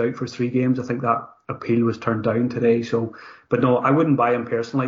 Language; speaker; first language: English; native; English